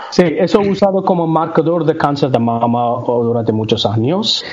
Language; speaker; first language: Spanish; non-native, learner; Tamil